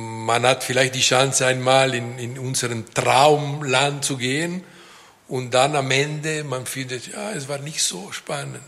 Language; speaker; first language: German; non-native, local second language; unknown